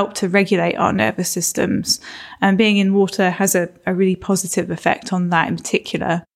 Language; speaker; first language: English; native; English